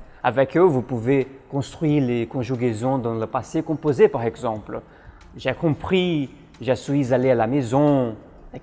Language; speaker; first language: French; non-native, learner; Portuguese